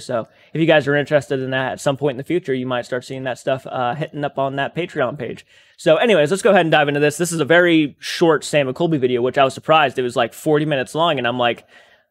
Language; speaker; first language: English; native; English